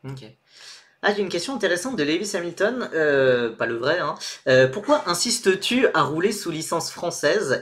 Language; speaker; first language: French; native; French